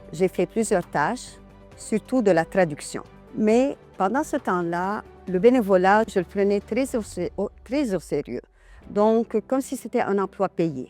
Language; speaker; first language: French; non-native, local second language; Arabic